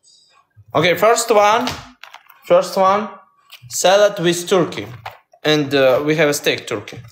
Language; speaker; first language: English; non-native, learner; Russian